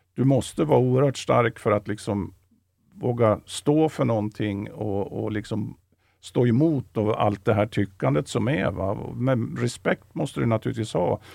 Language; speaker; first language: Swedish; native; Swedish